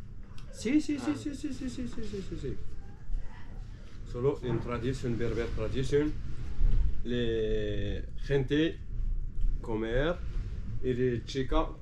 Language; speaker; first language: Spanish; non-native, learner; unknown